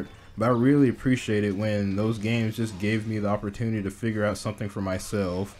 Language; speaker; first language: English; native; English